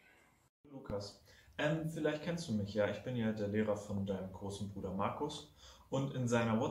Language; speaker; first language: German; native; German